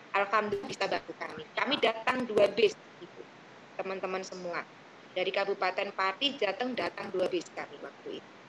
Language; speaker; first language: Indonesian; non-native, local second language; Javanese